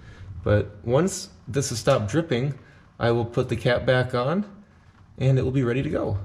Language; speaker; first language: English; native; English